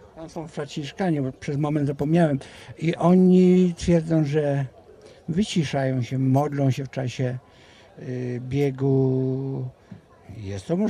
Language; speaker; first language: Polish; native; Polish